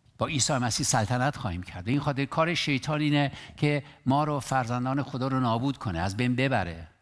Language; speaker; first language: Persian; non-native, local second language; Armenian